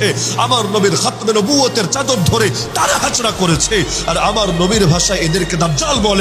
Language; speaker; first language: Bangla; native; Bangla